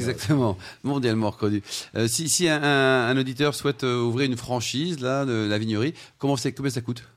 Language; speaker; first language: French; native; French